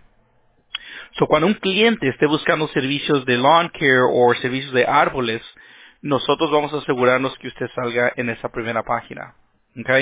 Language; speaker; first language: Spanish; early bilingual, heritage; Spanish